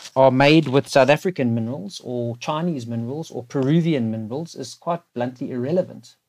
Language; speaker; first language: English; native; English